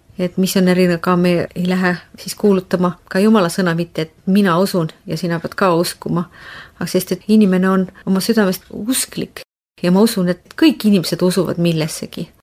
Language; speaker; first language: Estonian; native; Estonian